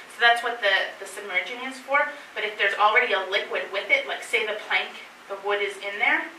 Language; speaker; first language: English; native; English